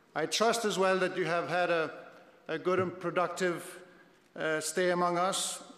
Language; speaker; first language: English; non-native, fluent; Spanish